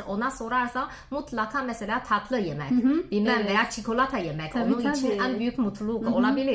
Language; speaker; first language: Turkish; non-native, learner; Chinese